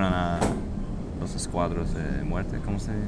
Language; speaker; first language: Spanish; non-native, fluent; English